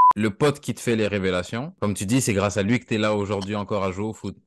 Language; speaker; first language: French; native; French